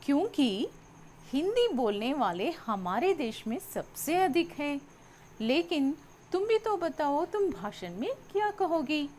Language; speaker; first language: Hindi; non-native, local second language; Telugu